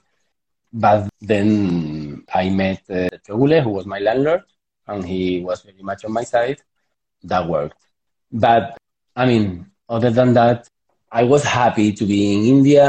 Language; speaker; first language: English; non-native, fluent; Spanish